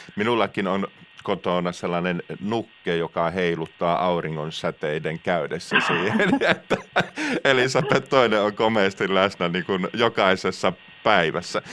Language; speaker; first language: Finnish; native; Finnish